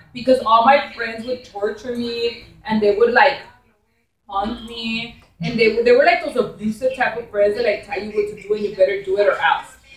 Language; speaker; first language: English; early bilingual, other home language; Spanish